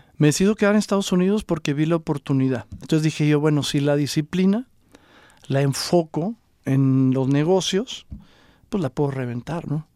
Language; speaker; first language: Spanish; native; Spanish